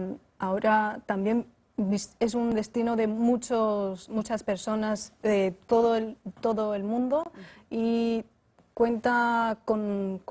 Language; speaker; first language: Spanish; non-native, fluent; Chinese